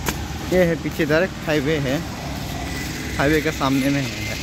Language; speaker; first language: Hindi; non-native, local second language; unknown